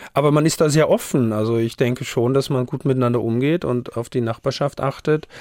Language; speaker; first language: German; native; German